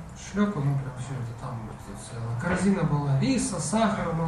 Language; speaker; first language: Russian; native; Russian